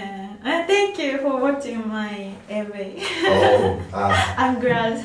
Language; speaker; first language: English; non-native, learner; Japanese